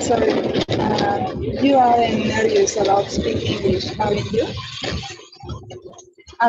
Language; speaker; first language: English; non-native, learner; Spanish